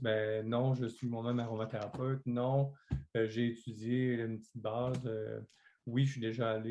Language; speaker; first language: French; native; French